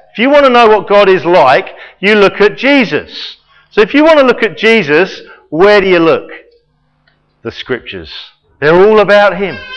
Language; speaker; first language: English; native; English